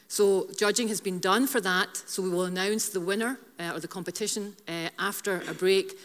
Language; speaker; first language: English; native; English